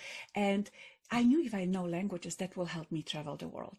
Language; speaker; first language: English; non-native, fluent; Polish